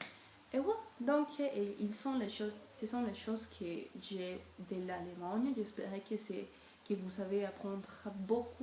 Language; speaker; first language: French; non-native, learner; Spanish